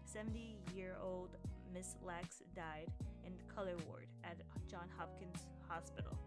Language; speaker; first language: English; early bilingual, other home language; Spanish